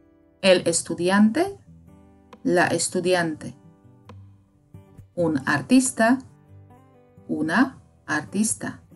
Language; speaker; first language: Spanish; non-native, fluent; Slovak